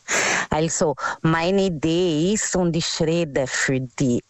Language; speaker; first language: German; non-native, learner; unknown